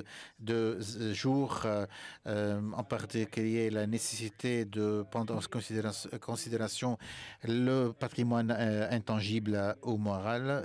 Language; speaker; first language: French; non-native, fluent; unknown